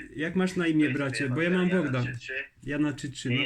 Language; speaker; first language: Polish; native; Polish